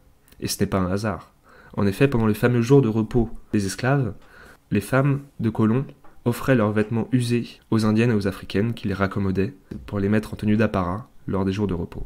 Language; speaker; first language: French; native; French